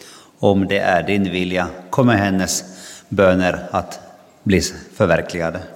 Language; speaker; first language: Swedish; non-native, local second language; Finnish